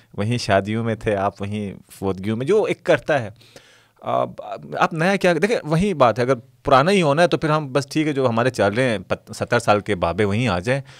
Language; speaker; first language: Urdu; non-native, local second language; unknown